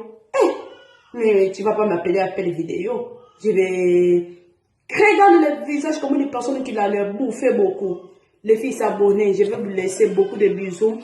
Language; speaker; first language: French; non-native, learner; Portuguese